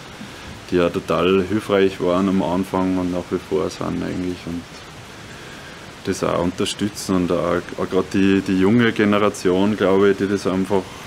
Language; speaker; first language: German; native; German